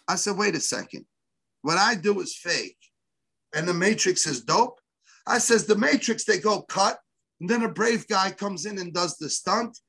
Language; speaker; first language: English; native; English